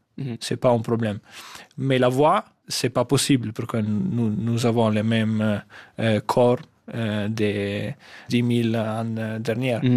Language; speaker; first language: French; non-native, fluent; Italian